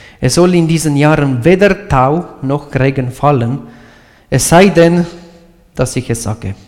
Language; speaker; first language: German; non-native, fluent; Romanian